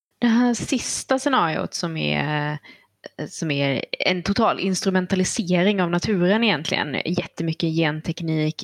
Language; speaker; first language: Swedish; native; Swedish